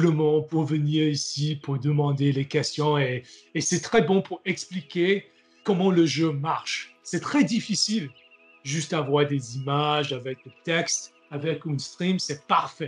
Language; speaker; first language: French; non-native, learner; English